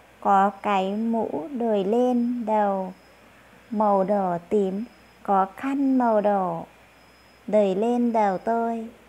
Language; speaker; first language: Vietnamese; non-native, local second language; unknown